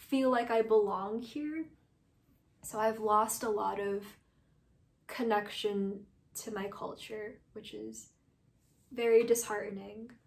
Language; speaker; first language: English; native; English